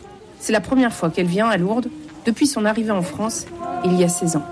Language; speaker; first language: French; native; French